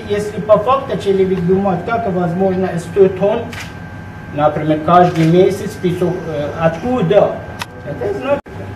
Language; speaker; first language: Russian; non-native, learner; Persian